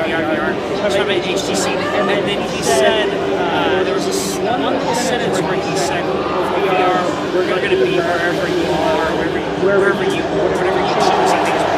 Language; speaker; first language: English; native; English